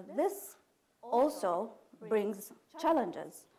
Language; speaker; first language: English; non-native, fluent; Arabic